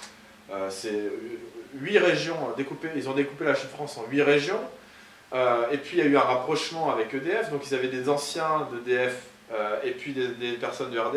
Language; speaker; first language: French; native; French